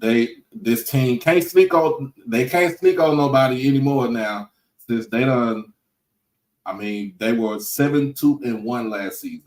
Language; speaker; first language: English; native; English